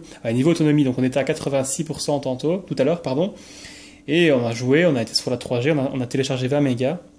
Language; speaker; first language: French; native; French